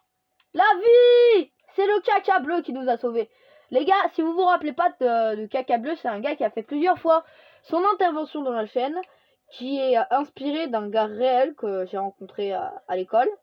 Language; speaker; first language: French; native; French